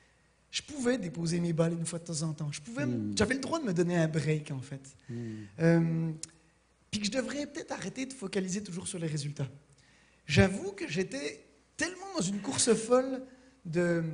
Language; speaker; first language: French; native; French